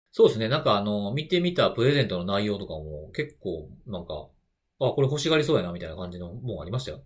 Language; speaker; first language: Japanese; native; Japanese